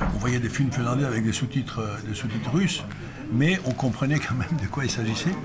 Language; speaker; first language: French; non-native, fluent; Greek